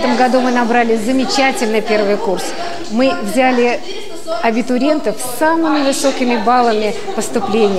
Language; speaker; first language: Russian; native; Russian